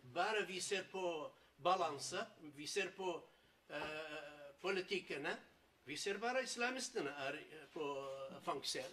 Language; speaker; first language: Norwegian; non-native, learner; Kurdish